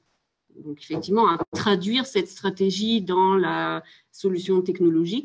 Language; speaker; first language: French; native; French